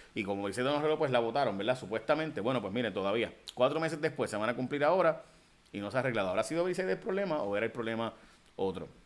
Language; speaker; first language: Spanish; early bilingual, heritage; Spanish